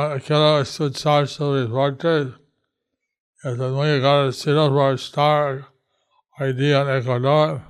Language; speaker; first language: Spanish; non-native, learner; English